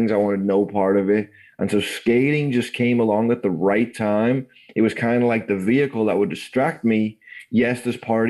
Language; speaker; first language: English; native; English